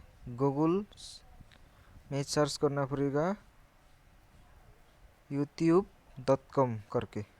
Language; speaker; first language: Hindi; non-native, local second language; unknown